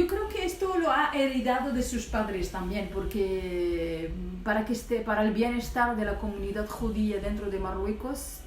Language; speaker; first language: Spanish; non-native, local second language; Arabic